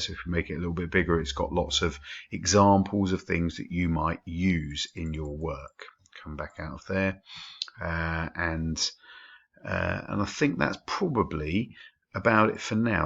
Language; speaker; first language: English; native; English